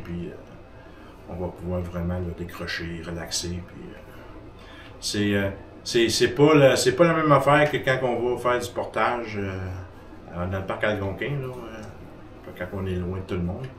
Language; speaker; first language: French; native; French